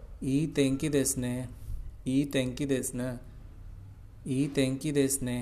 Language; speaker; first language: Japanese; non-native, learner; Hindi